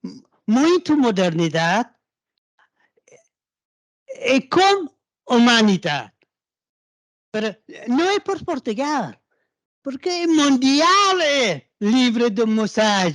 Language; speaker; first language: Portuguese; non-native, learner; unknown